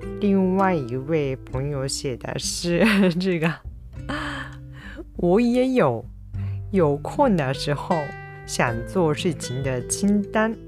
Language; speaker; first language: Chinese; non-native, fluent; Japanese